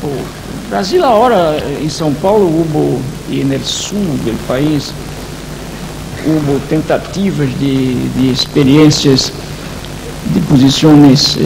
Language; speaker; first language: Spanish; non-native, fluent; Portuguese